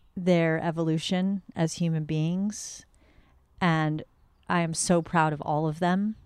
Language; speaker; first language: English; native; English